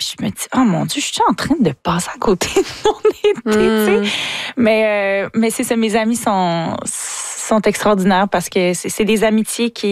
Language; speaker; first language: French; native; French